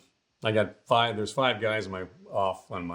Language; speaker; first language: English; native; English